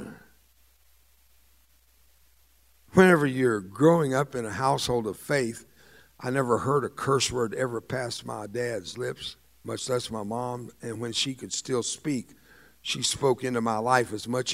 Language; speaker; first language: English; early bilingual, other home language; Spanish